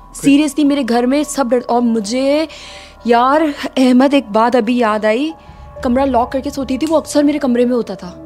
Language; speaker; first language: Urdu; native; Urdu